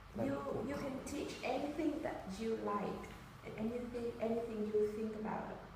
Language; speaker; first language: English; non-native, learner; Vietnamese